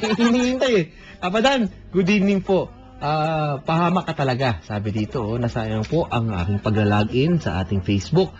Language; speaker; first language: Filipino; native; Filipino